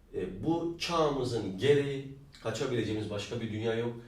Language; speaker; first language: Turkish; native; Turkish